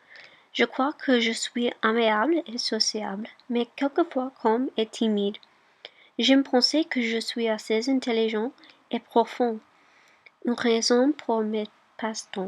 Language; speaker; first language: French; non-native, learner; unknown